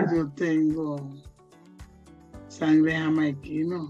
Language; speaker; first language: Spanish; non-native, local second language; Jamaican Creole English